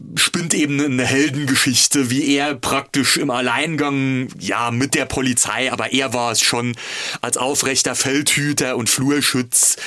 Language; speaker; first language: German; native; German